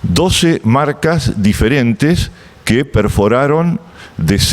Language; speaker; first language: Spanish; native; Spanish